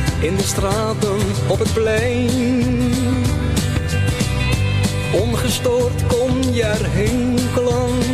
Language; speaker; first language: Dutch; native; Dutch